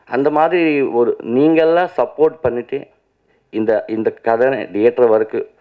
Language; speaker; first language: Tamil; non-native, local second language; Telugu